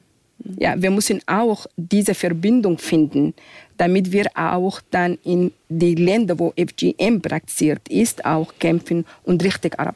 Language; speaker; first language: German; non-native, fluent; Arabic